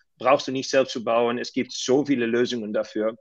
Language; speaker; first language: German; non-native, learner; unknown